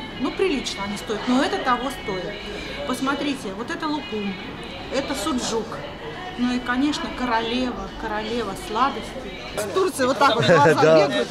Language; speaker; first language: Russian; native; Russian